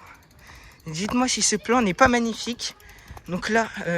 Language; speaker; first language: French; native; French